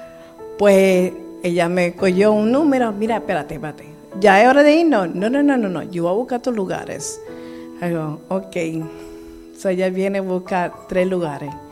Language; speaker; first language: Spanish; early bilingual, heritage; Spanish